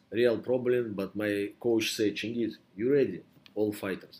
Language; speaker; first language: English; non-native, learner; Russian